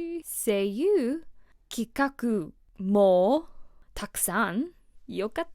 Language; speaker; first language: Japanese; non-native, learner; English